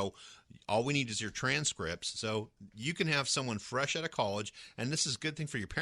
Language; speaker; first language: English; native; English